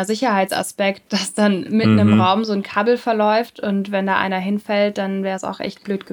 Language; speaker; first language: German; native; German